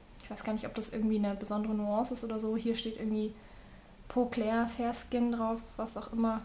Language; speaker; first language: German; native; German